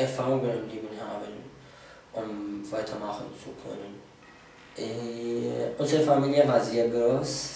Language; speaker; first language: German; non-native, fluent; Kurdish